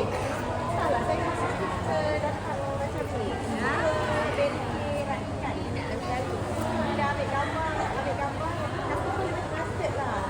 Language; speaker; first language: Malay; native; Malay